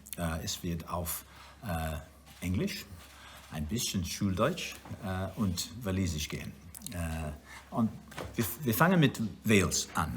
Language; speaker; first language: German; non-native, learner; Welsh